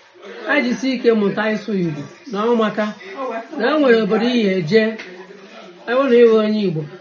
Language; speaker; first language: Igbo; native; Igbo